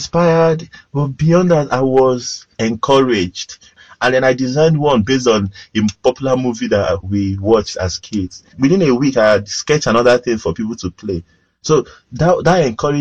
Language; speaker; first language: English; non-native, local second language; Igbo